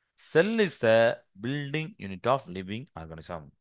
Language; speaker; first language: English; non-native, local second language; Tamil